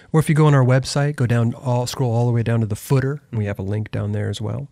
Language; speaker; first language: English; native; English